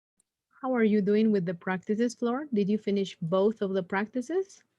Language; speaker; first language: English; non-native, fluent; Spanish